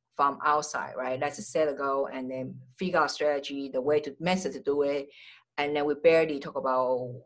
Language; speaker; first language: English; non-native, fluent; Chinese